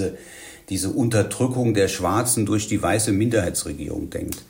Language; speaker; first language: German; native; German